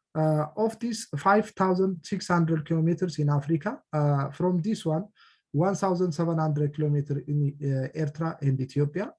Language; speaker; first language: English; non-native, local second language; Amharic